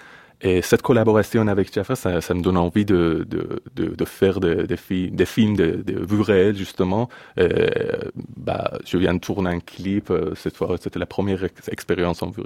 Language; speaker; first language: French; non-native, fluent; Persian